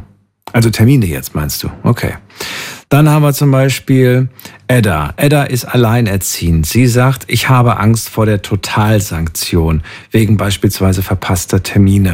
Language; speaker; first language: German; native; German